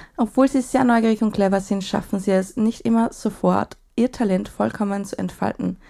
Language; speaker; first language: German; native; German